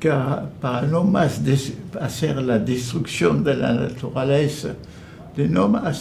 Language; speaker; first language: Spanish; non-native, fluent; French